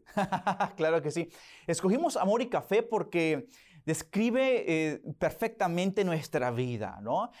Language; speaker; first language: Spanish; early bilingual, heritage; Spanish